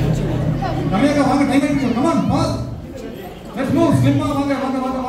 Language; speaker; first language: Tamil; native; Tamil